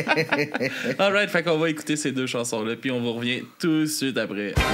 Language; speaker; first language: French; native; French